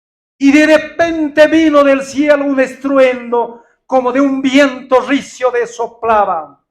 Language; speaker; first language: Spanish; non-native, local second language; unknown